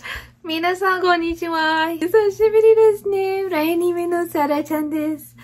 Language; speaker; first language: Japanese; non-native, learner; English